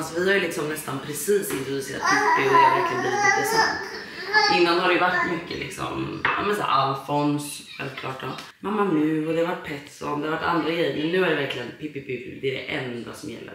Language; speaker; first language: Swedish; native; Swedish